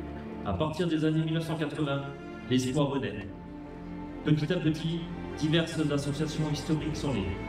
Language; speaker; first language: French; native; French